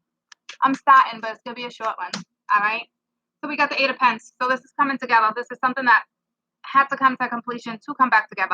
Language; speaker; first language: English; native; English